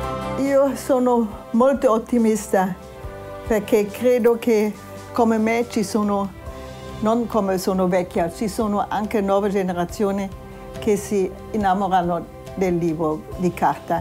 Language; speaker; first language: Italian; non-native, fluent; German